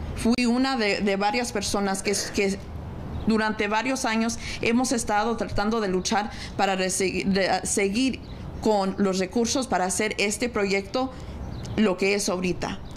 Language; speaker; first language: Spanish; early bilingual, heritage; Spanish